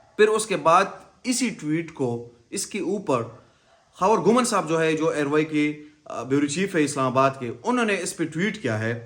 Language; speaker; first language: Urdu; non-native, local second language; Pashto